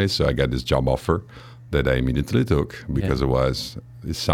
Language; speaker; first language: English; non-native, fluent; Italian